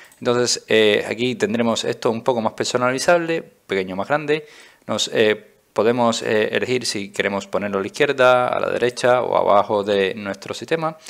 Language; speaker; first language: Spanish; native; Spanish